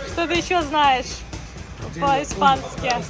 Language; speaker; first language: Russian; native; Russian